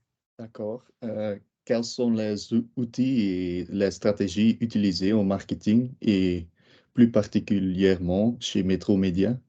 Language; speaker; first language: French; non-native, local second language; Dutch